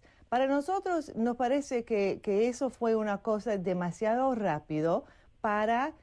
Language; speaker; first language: Spanish; non-native, fluent; English